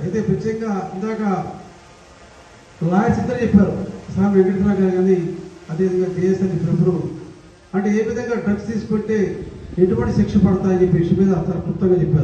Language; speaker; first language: Telugu; native; Telugu